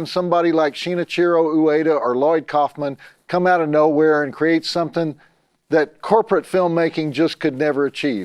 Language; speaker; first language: English; native; English